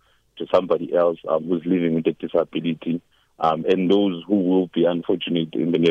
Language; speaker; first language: English; non-native, local second language; Zulu